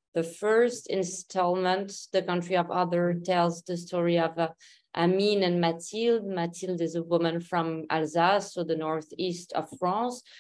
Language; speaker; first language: English; non-native, fluent; Arabic